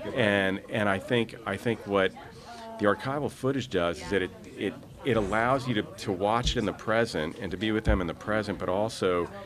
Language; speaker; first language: English; native; English